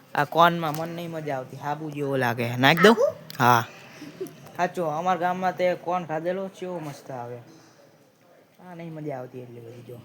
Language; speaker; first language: Gujarati; native; Gujarati